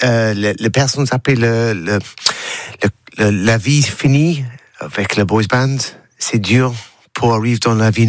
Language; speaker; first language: French; non-native, learner; English